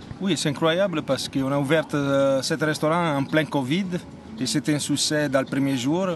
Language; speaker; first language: French; non-native, fluent; Italian